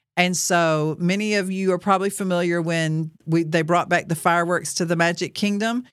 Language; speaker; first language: English; native; English